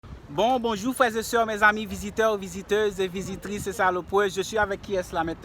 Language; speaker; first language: French; non-native, learner; Haitian Creole